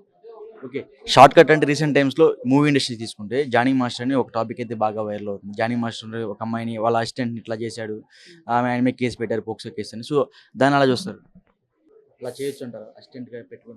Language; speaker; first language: Telugu; native; Telugu